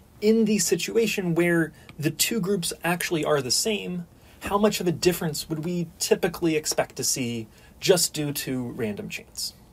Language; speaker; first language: English; native; English